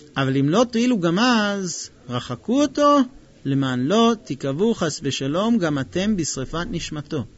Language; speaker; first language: Hebrew; non-native, fluent; English